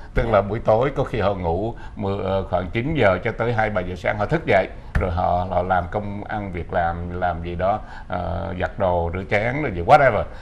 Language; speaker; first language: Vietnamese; native; Vietnamese